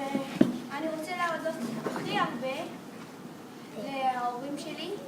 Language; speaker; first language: Hebrew; early bilingual, other home language; English